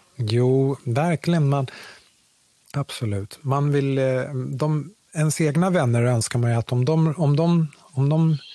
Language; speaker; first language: Swedish; native; Swedish